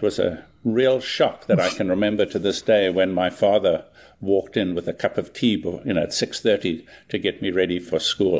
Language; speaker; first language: English; native; English